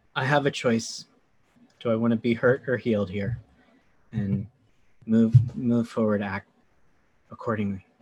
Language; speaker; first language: English; native; English